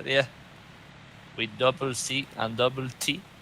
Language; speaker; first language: English; non-native, fluent; Spanish